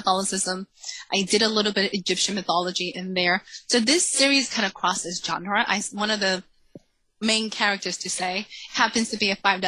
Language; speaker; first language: English; early bilingual, other home language; Spanish